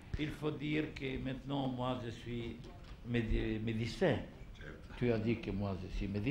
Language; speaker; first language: French; non-native, learner; Italian